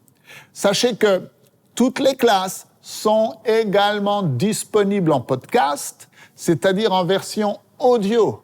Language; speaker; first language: French; native; French